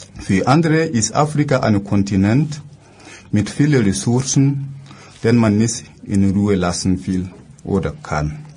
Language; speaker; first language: German; non-native, fluent; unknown